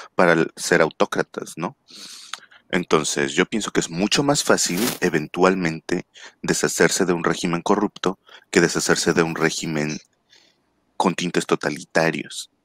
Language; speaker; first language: Spanish; native; Spanish